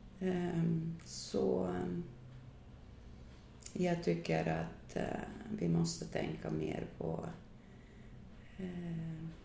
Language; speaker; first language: Swedish; non-native, fluent; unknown